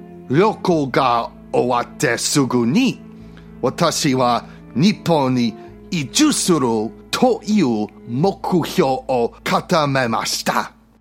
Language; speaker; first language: Japanese; non-native, learner; English